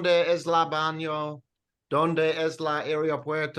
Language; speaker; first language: Spanish; non-native, learner; English